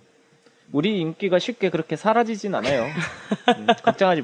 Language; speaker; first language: Korean; native; Korean